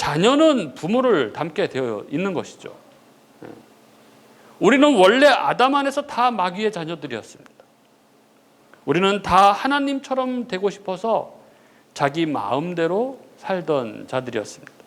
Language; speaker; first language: Korean; native; Korean